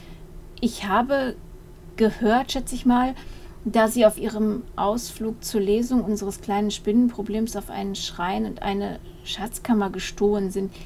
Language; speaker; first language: German; native; German